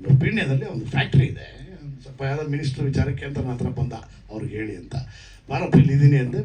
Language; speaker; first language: Kannada; native; Kannada